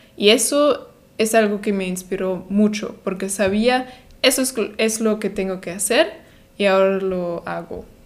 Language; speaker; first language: Spanish; non-native, fluent; German